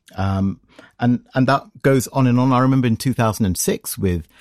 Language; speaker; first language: English; native; English